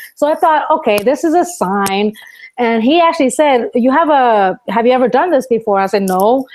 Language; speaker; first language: English; early bilingual, other home language; Spanish